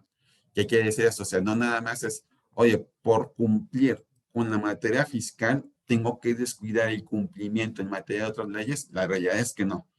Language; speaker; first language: Spanish; native; Spanish